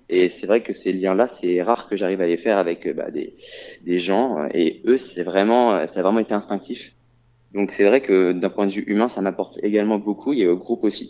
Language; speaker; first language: French; native; French